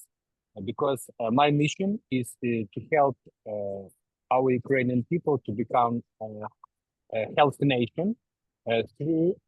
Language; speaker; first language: English; non-native, learner; Ukrainian